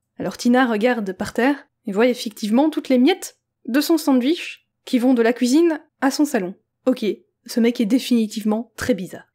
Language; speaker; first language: French; native; French